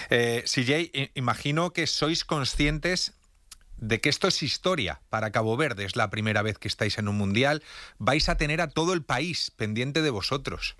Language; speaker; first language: Spanish; native; Spanish